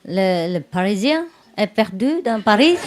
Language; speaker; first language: French; non-native, learner; Vietnamese